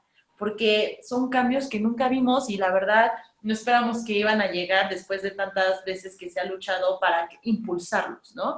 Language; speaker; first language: Spanish; native; Spanish